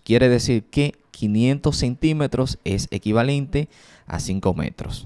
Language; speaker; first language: Spanish; native; Spanish